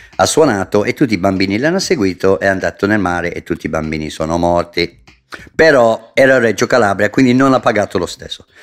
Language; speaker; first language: Italian; non-native, fluent; English